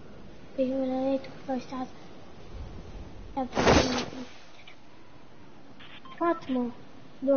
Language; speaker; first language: German; non-native, learner; Portuguese